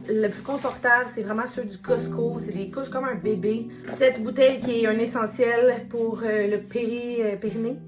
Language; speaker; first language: French; native; French